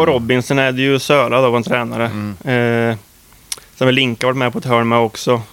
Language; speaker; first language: Swedish; native; Swedish